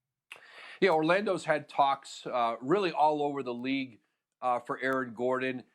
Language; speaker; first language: English; native; English